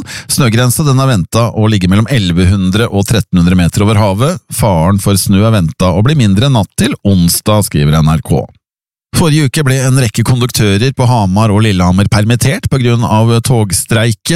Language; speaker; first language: Norwegian; native; Norwegian